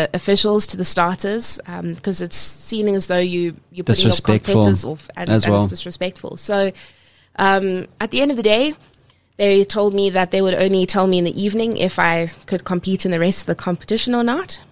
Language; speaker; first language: English; native; English